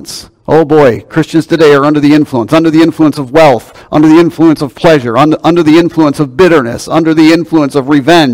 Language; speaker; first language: English; native; English